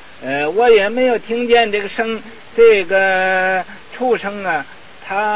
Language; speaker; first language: Chinese; native; Chinese